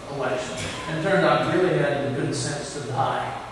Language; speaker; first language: English; native; English